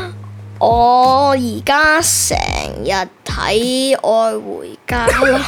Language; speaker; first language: Cantonese; early bilingual, heritage; Cantonese